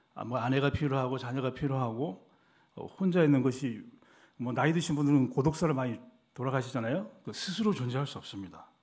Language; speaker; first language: Korean; native; Korean